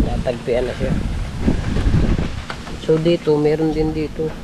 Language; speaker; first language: Filipino; native; Filipino